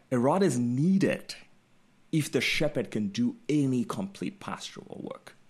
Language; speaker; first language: English; non-native, local second language; Akan